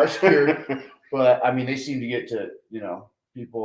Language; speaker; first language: English; native; English